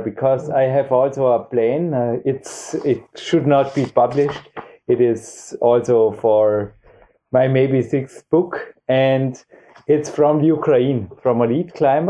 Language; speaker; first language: English; non-native, fluent; German